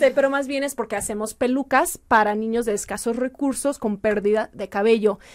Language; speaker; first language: Spanish; non-native, fluent; English